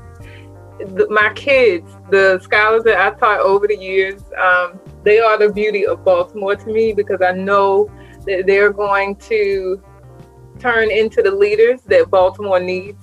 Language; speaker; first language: English; native; English